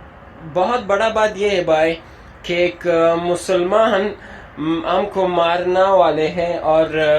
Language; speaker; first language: Hindi; non-native, learner; Persian